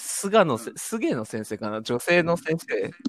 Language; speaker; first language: Japanese; native; Japanese